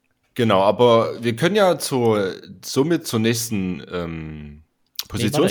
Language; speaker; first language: German; native; German